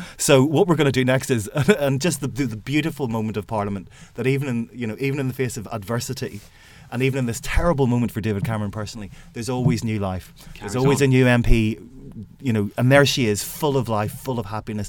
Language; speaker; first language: English; native; English